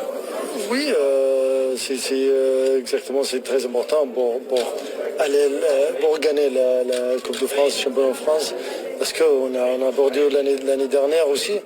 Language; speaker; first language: French; non-native, learner; Arabic